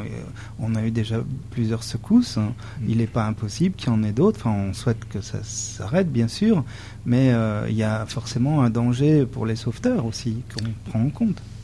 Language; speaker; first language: French; native; French